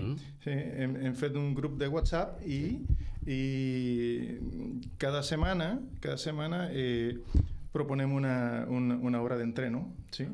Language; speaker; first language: Catalan; non-native, fluent; Spanish